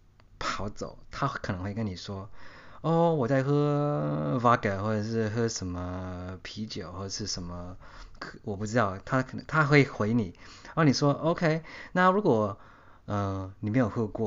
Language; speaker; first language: Chinese; early bilingual, heritage; English